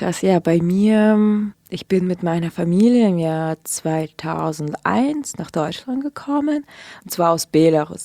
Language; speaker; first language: German; early bilingual, other home language; Russian